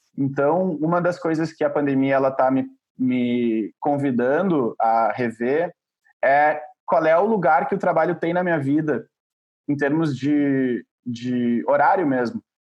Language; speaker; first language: Portuguese; native; Portuguese